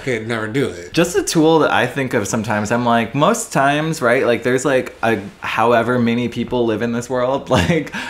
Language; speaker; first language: English; native; English